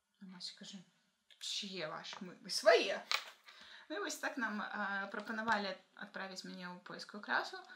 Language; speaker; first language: Belarusian; native; Belarusian